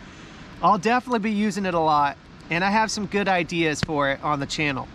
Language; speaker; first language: English; native; English